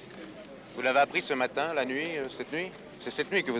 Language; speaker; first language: French; native; French